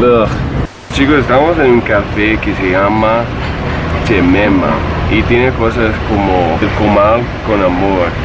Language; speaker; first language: Spanish; non-native, fluent; English